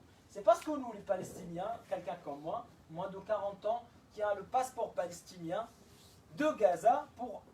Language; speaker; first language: French; non-native, fluent; Arabic